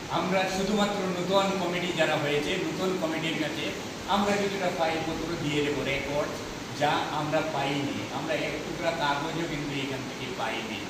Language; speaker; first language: Bangla; native; Bangla